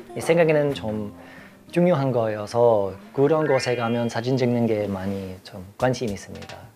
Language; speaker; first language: Korean; non-native, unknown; English